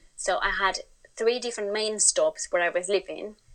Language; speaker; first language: English; non-native, fluent; Spanish